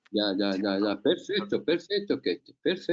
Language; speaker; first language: Spanish; non-native, learner; Portuguese